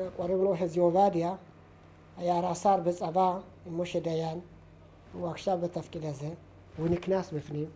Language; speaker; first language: Hebrew; non-native, fluent; Amharic